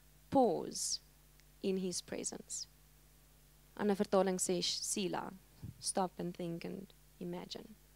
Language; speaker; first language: English; non-native, local second language; Afrikaans